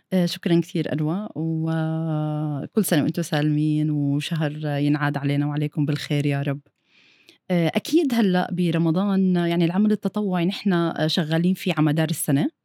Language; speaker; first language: Arabic; early bilingual, heritage; Arabic